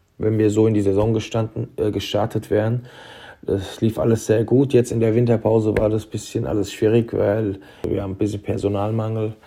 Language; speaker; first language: German; early bilingual, other home language; Turkish